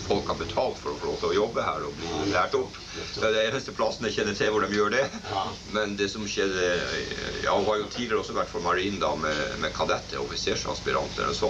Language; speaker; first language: Norwegian; native; Norwegian